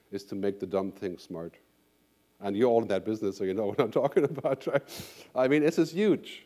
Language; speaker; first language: English; non-native, fluent; German